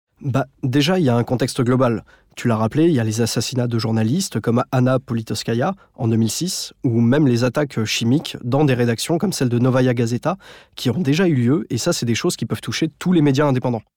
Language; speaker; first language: French; native; French